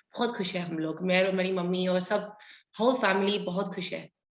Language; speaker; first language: Hindi; early bilingual, heritage; Hindi